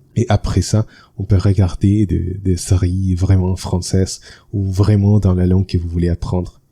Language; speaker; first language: French; non-native, learner; Spanish